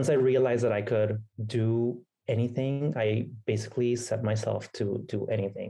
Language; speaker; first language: English; non-native, fluent; Spanish